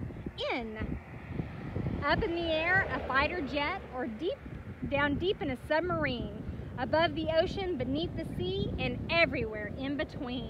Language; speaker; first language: English; native; English